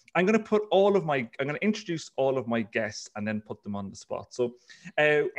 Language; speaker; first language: English; native; English